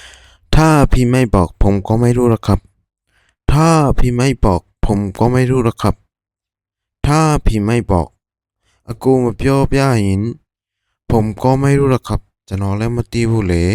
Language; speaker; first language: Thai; non-native, fluent; Burmese